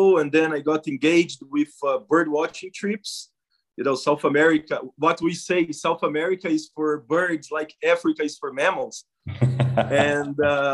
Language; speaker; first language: English; non-native, fluent; Portuguese